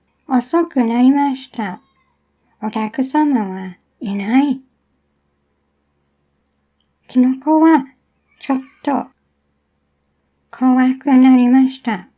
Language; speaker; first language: Japanese; non-native, learner; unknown